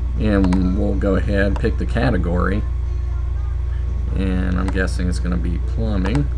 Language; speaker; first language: English; native; English